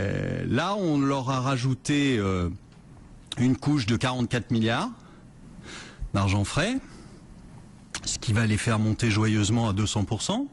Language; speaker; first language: French; native; French